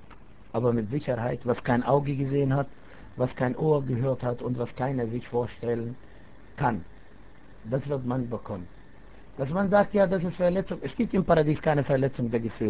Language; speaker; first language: German; non-native, fluent; Arabic